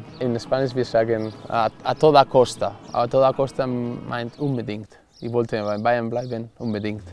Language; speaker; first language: German; non-native, learner; Spanish